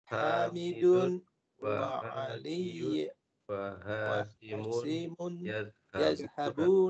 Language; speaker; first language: Arabic; non-native, learner; Indonesian